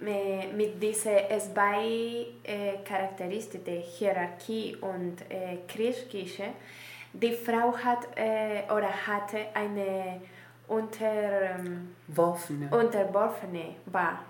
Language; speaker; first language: German; non-native, learner; Spanish